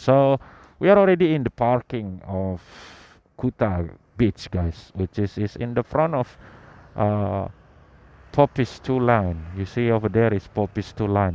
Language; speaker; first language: English; non-native, learner; Indonesian